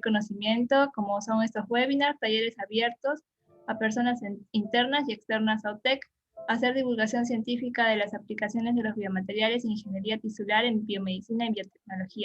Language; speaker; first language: Spanish; native; Spanish